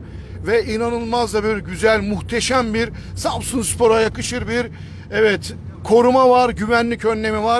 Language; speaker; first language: Turkish; native; Turkish